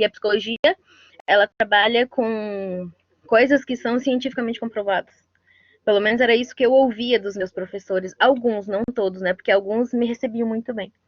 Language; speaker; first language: Portuguese; non-native, local second language; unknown